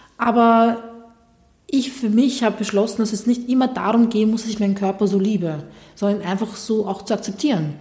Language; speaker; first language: German; early bilingual, other home language; Bosnian